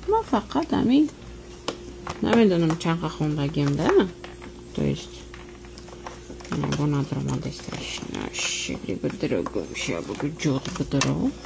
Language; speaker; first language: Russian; non-native, local second language; Tajik